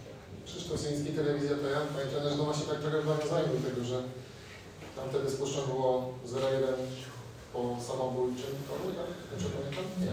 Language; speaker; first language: Polish; native; Polish